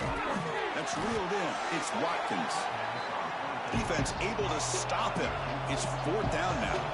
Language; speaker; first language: English; native; English